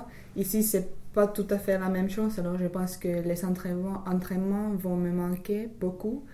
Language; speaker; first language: French; non-native, fluent; English